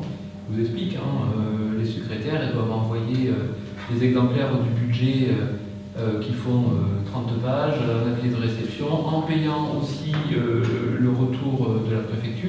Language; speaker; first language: French; native; French